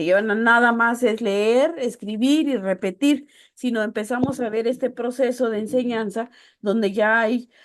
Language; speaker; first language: Spanish; native; Spanish